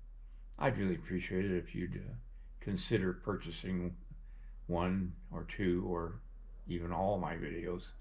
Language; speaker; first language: English; native; English